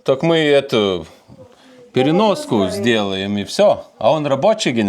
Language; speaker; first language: Russian; non-native, fluent; Lithuanian